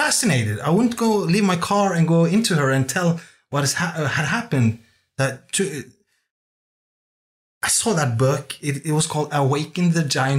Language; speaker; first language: English; non-native, fluent; Norwegian